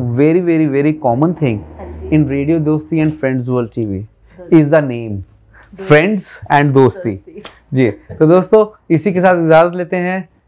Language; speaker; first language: Hindi; native; Hindi